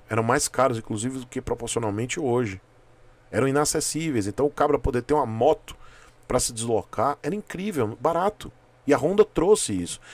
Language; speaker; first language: Portuguese; native; Portuguese